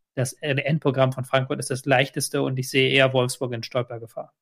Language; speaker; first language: German; native; German